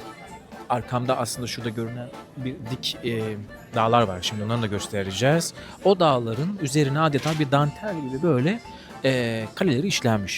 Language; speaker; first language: Turkish; native; Turkish